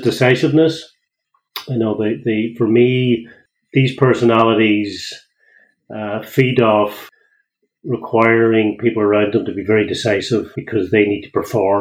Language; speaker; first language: English; native; English